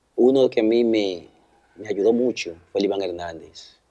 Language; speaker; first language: Spanish; native; Spanish